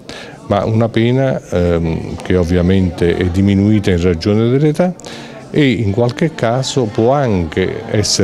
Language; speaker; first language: Italian; native; Italian